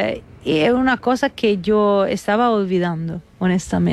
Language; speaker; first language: Spanish; non-native, fluent; Italian